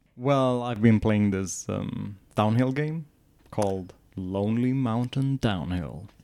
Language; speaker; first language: English; non-native, fluent; Swedish